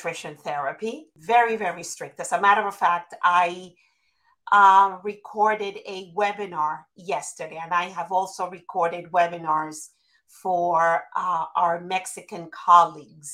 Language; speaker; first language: English; non-native, fluent; Spanish